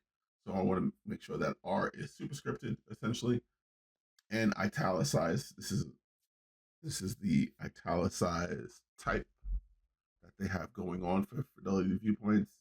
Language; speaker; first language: English; native; English